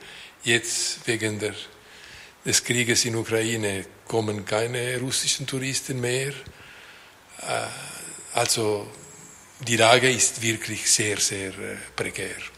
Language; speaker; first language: German; non-native, local second language; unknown